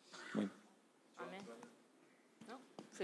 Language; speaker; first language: French; non-native, learner; English